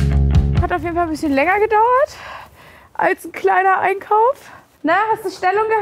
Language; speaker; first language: German; native; German